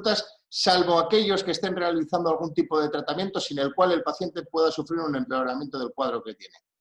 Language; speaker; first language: Spanish; native; Spanish